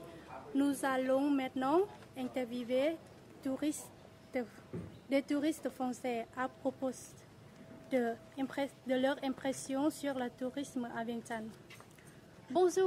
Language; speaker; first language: French; non-native, learner; Lao